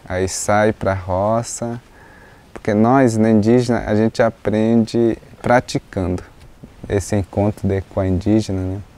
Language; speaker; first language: Portuguese; non-native, local second language; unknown